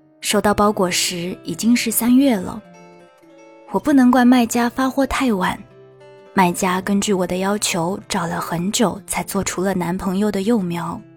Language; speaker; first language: Chinese; native; Chinese